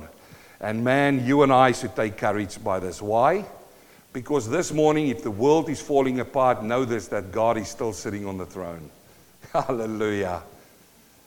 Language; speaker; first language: English; non-native, local second language; Afrikaans